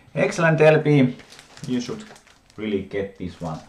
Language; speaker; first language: English; non-native, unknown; Finnish